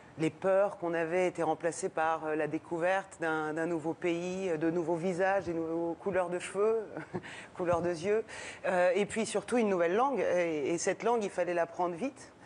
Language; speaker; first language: French; early bilingual, other home language; Persian